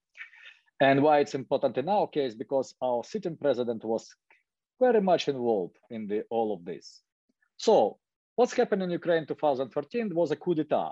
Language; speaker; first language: English; non-native, fluent; Ukrainian